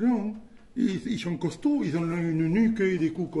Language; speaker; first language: French; native; French